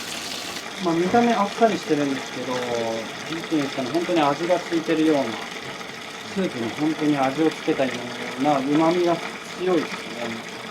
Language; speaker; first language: Japanese; native; Japanese